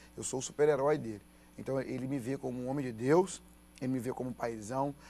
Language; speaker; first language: Portuguese; native; Portuguese